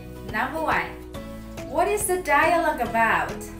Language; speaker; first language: English; non-native, fluent; Indonesian